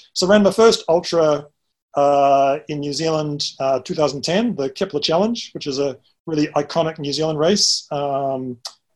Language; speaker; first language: English; native; English